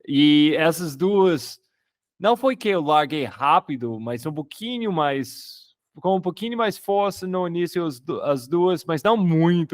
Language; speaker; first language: Portuguese; non-native, fluent; English